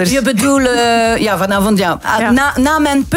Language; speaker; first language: Dutch; non-native, local second language; French